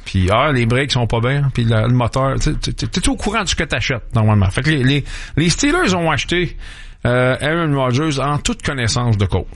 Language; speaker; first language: French; native; French